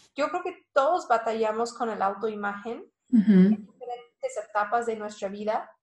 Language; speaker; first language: Spanish; non-native, fluent; English